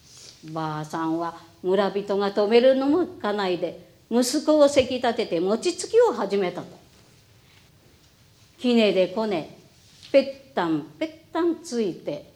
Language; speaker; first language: Japanese; native; Japanese